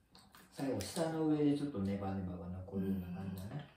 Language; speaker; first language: Japanese; native; Japanese